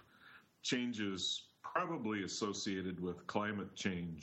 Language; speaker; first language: English; native; English